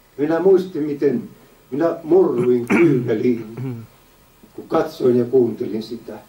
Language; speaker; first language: Finnish; native; Finnish